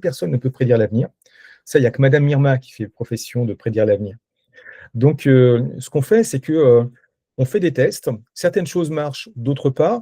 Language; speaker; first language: French; native; French